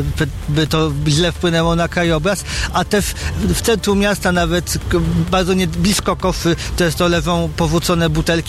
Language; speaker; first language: Polish; native; Polish